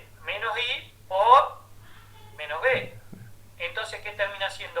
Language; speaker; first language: Spanish; native; Spanish